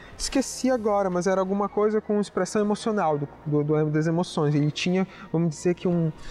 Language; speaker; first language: Portuguese; native; Portuguese